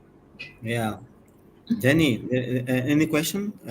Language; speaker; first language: English; non-native, learner; Portuguese